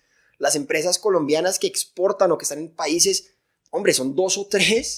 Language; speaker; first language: Spanish; native; Spanish